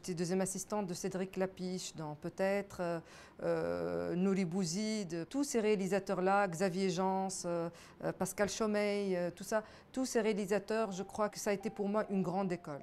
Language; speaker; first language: French; non-native, local second language; Arabic